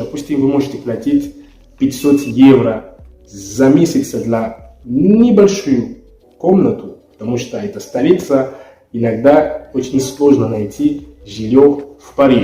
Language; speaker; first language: Russian; non-native, fluent; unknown